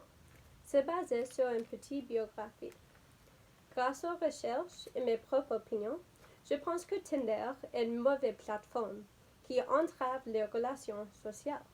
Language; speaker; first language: French; non-native, learner; English